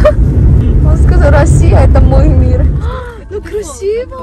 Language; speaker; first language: Russian; non-native, fluent; Korean